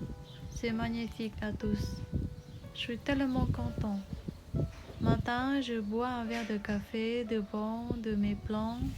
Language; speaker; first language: French; non-native, learner; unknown